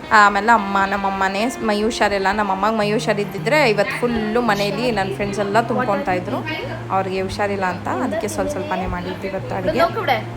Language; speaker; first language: Kannada; non-native, local second language; Malayalam